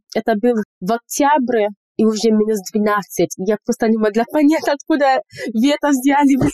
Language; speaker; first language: Russian; non-native, fluent; English